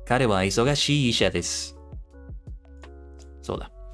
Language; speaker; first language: Japanese; non-native, learner; English